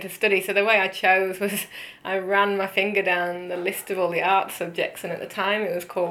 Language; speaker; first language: English; native; English